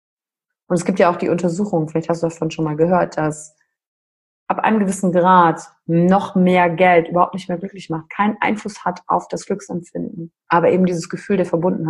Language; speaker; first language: German; native; German